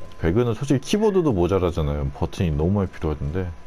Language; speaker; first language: Korean; native; Korean